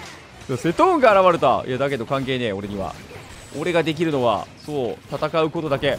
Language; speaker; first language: Japanese; native; Japanese